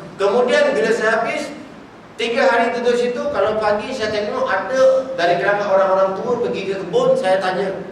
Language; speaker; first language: Malay; non-native, local second language; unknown